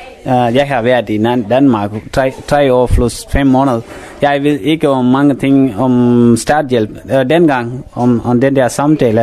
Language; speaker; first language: Danish; non-native, fluent; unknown